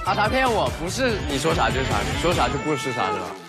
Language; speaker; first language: Chinese; native; Chinese